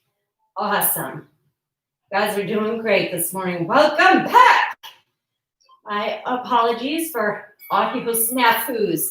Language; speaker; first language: English; native; English